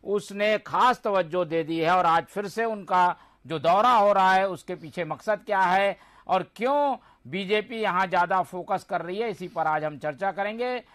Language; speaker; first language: Hindi; native; Hindi